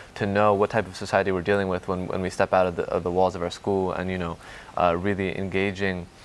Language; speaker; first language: English; native; English